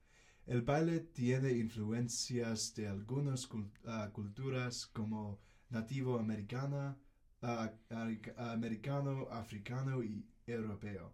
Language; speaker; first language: Spanish; non-native, learner; English